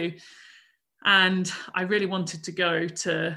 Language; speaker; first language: English; native; English